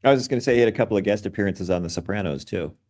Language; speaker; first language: English; native; English